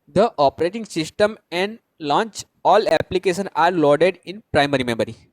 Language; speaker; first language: English; non-native, local second language; Gujarati